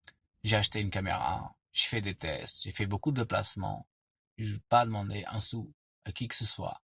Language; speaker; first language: French; non-native, fluent; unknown